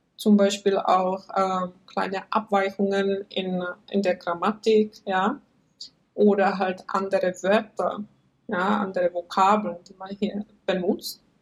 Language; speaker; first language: German; non-native, fluent; Czech